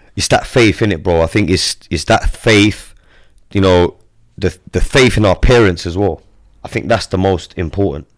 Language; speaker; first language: English; native; English